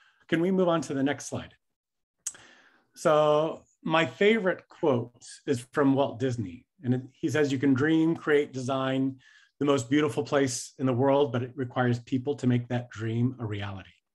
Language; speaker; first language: English; native; English